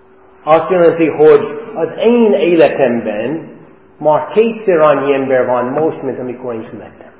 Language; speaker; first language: Hungarian; non-native, fluent; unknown